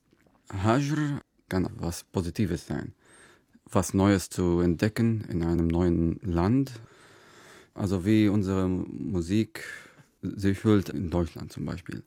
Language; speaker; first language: German; non-native, fluent; Arabic